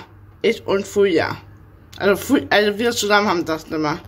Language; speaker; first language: German; early bilingual, other home language; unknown